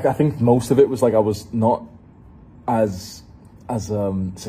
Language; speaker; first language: English; native; English